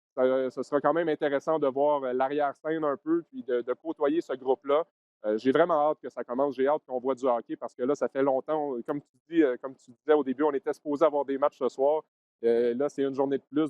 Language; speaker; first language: French; native; French